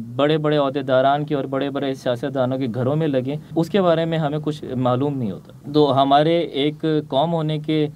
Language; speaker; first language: Urdu; non-native, local second language; Punjabi